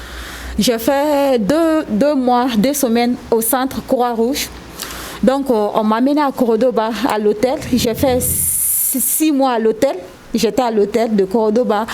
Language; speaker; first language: French; non-native, local second language; Susu